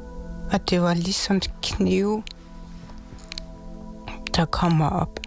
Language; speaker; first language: Danish; non-native, local second language; Kalaallisut